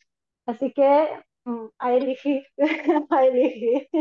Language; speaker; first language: Spanish; non-native, fluent; Romanian